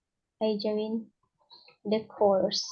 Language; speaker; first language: English; non-native, learner; Indonesian